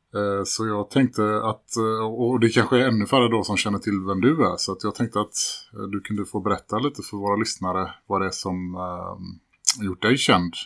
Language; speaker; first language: Swedish; native; Swedish